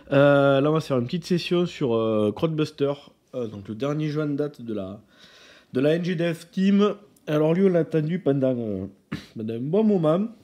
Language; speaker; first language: French; native; French